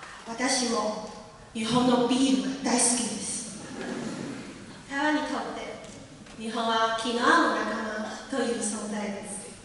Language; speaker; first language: Japanese; non-native, learner; Chinese